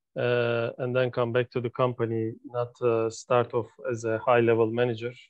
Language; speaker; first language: English; non-native, fluent; Turkish